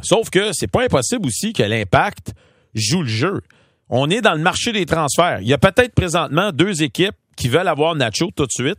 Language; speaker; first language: French; native; French